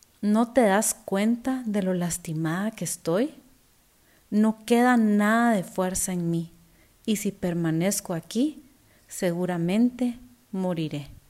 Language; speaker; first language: Spanish; native; Spanish